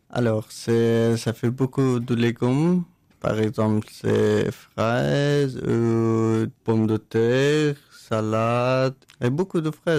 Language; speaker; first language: French; non-native, learner; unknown